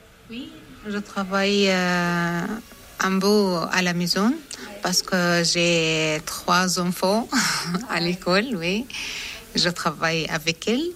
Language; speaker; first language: French; non-native, learner; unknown